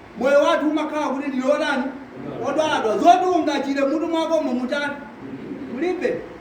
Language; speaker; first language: Nyanja; non-native, local second language; Tumbuka